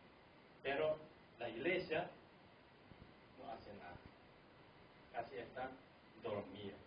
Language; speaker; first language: Spanish; non-native, fluent; Korean